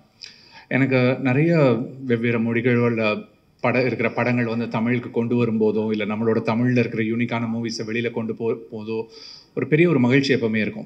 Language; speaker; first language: Tamil; native; Tamil